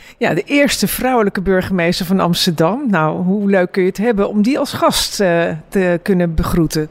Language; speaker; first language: Dutch; native; Dutch